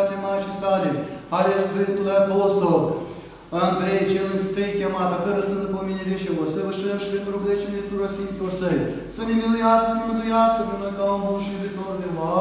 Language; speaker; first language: Romanian; native; Romanian